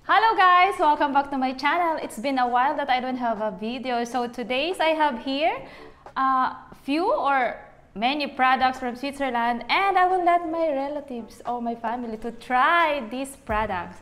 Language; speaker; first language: English; non-native, local second language; Filipino